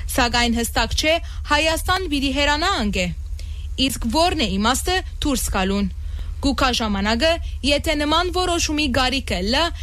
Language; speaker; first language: Armenian; early bilingual, heritage; Armenian